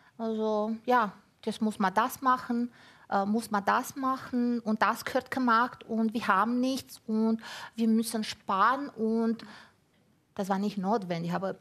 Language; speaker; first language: German; non-native, fluent; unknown